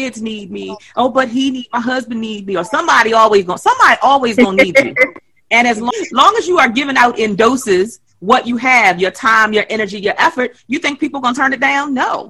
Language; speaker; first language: English; native; English